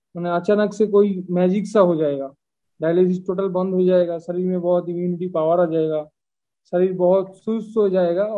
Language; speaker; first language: Hindi; non-native, local second language; Bangla